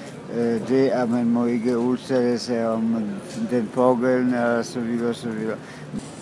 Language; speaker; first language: Danish; non-native, fluent; Polish